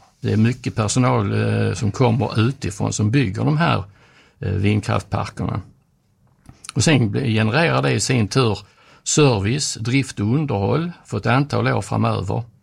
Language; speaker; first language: Swedish; native; Swedish